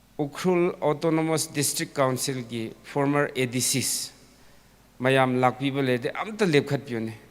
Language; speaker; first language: Manipuri; non-native, local second language; Tangkhul Naga (India)